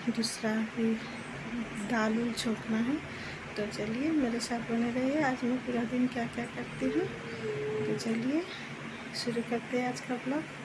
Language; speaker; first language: Hindi; non-native, local second language; Bangla